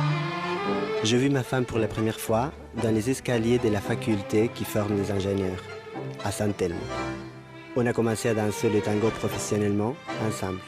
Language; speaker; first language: French; non-native, fluent; Spanish